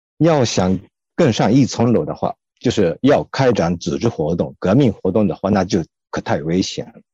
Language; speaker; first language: Chinese; non-native, fluent; Japanese